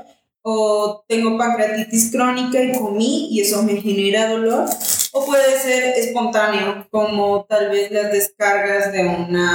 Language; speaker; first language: Spanish; native; Spanish